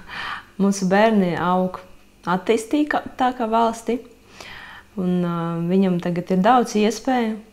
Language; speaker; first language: Latvian; non-native, local second language; Russian